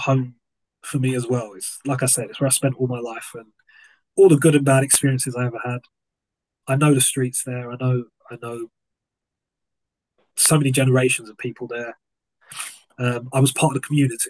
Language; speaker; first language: English; native; English